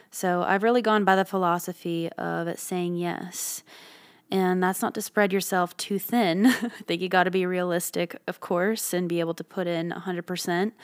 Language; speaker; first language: English; native; English